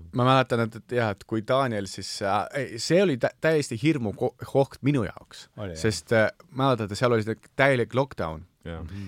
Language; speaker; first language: Estonian; non-native, local second language; Russian